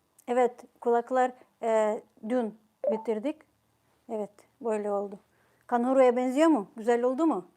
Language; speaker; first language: Turkish; non-native, fluent; Ukrainian